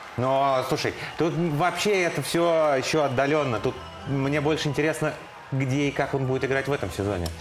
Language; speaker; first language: Russian; native; Russian